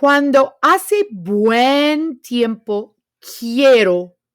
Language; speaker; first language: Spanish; non-native, fluent; English